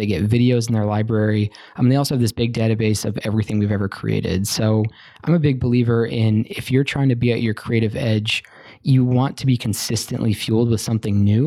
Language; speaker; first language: English; native; English